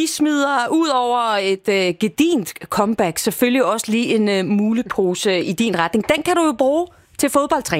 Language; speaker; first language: Danish; native; Danish